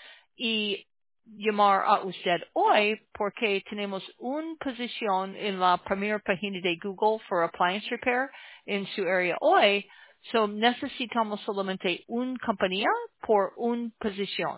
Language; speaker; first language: Spanish; non-native, learner; English